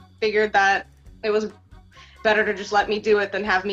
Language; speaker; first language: English; early bilingual, other home language; Russian